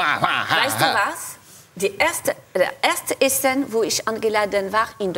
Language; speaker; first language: German; non-native, fluent; French